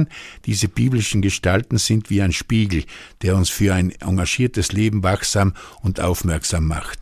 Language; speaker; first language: German; native; German